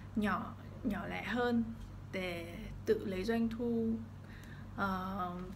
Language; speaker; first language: Vietnamese; early bilingual, heritage; Vietnamese